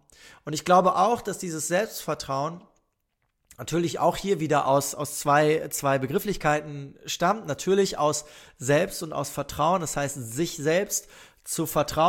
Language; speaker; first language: German; native; German